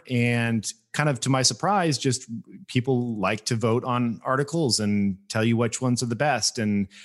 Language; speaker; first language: English; native; English